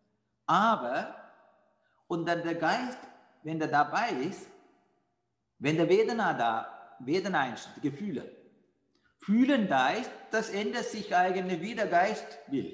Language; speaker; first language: German; non-native, fluent; Sinhala